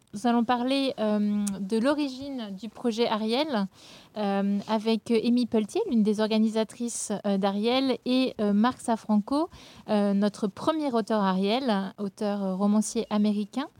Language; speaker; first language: French; native; French